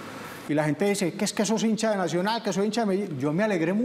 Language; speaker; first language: Spanish; native; Spanish